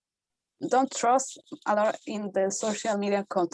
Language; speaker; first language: English; non-native, learner; Spanish